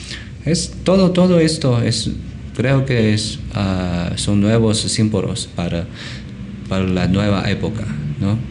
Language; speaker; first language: Spanish; non-native, learner; Chinese